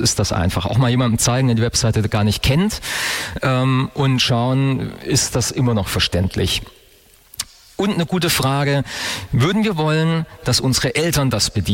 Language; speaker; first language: German; native; German